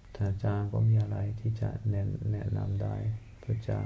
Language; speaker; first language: Thai; non-native, fluent; German